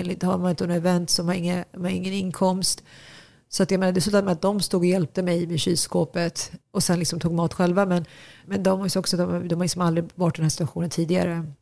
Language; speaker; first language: Swedish; early bilingual, other home language; Tigrinya